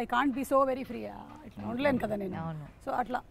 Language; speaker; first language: Telugu; native; Telugu